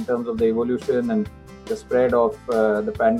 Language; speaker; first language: English; non-native, local second language; Marathi